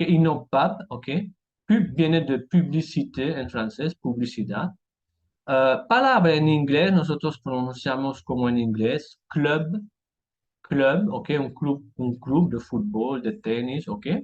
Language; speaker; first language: Spanish; non-native, fluent; French